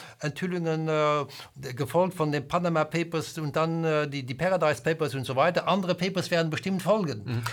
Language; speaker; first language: German; non-native, local second language; Luxembourgish